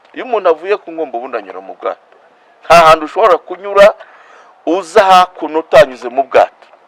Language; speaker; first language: Kinyarwanda; non-native, local second language; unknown